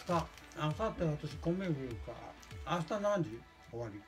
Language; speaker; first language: Japanese; native; Japanese